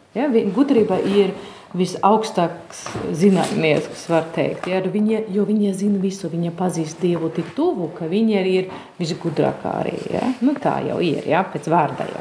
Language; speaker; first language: Latvian; non-native, fluent; German